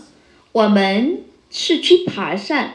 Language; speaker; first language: Chinese; non-native, fluent; Vietnamese